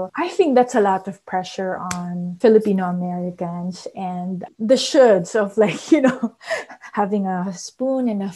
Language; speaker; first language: English; non-native, local second language; Filipino